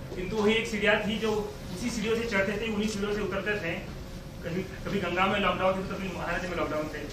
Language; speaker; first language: Hindi; non-native, local second language; Marathi